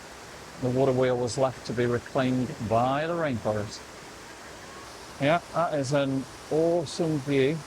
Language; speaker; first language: English; native; English